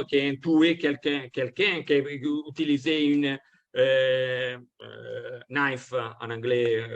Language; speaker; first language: French; non-native, learner; Italian